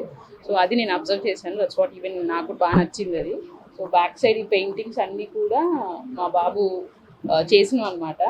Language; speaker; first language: Telugu; native; Telugu